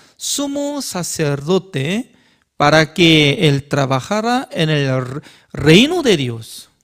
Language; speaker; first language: Spanish; non-native, learner; Korean